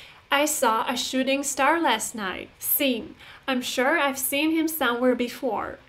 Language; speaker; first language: English; non-native, fluent; Russian